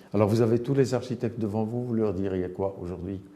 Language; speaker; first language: French; non-native, local second language; Arabic